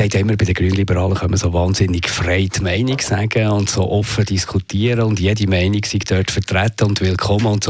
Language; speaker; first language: German; native; German